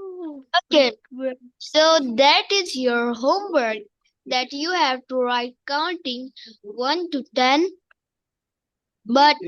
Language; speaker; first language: English; non-native, local second language; Urdu